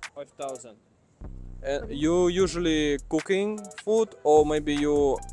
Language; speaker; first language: English; non-native, learner; Russian